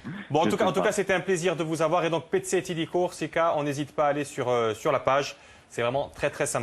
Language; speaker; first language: French; native; French